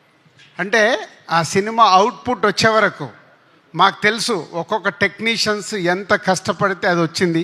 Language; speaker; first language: Telugu; native; Telugu